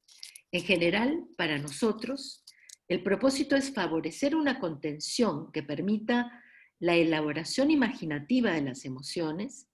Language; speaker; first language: Spanish; native; Spanish